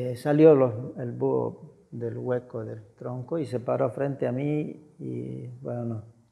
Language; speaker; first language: Spanish; native; Spanish